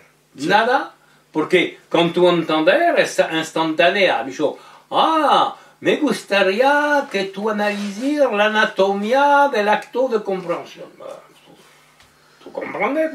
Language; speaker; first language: Spanish; non-native, learner; French